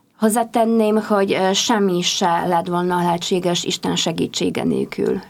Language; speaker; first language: Hungarian; non-native, fluent; Polish